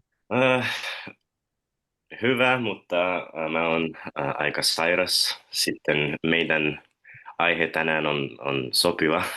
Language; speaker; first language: Finnish; non-native, learner; Russian